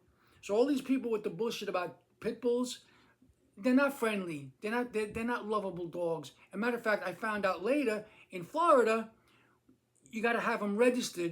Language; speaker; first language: English; native; English